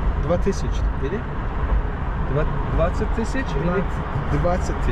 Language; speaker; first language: Russian; non-native, learner; Azerbaijani